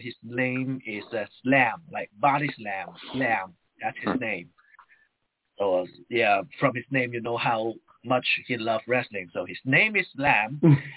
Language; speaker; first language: English; non-native, local second language; Chinese